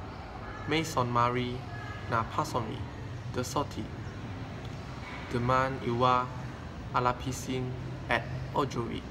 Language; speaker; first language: French; non-native, learner; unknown